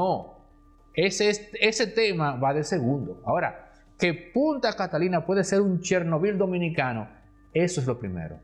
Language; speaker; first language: Spanish; native; Spanish